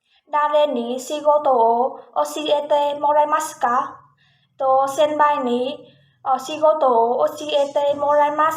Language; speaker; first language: Japanese; non-native, learner; Vietnamese